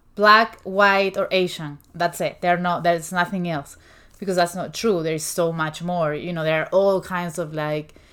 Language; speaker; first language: English; non-native, fluent; Spanish